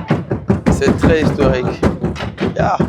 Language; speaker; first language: French; non-native, local second language; Rundi